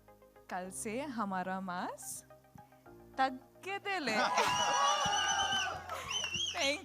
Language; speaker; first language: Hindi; non-native, local second language; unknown